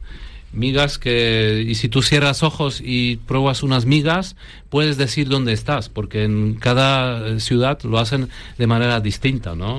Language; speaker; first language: Spanish; non-native, fluent; Polish